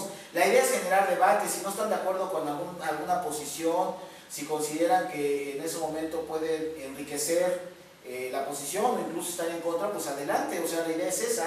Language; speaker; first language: Spanish; native; Spanish